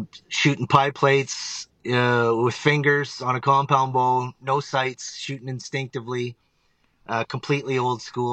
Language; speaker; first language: English; native; English